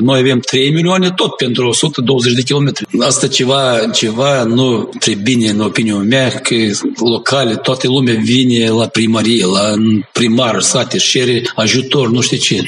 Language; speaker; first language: Romanian; non-native, local second language; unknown